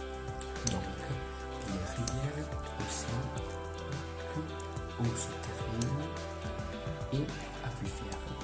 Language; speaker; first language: French; non-native, learner; Italian